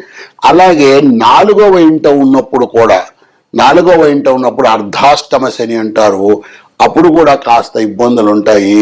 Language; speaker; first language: Telugu; native; Telugu